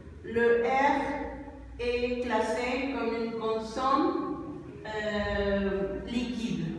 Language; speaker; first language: French; non-native, learner; Spanish